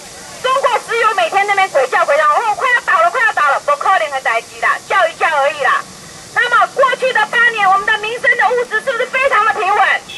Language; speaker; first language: Chinese; non-native, local second language; Min Nan Chinese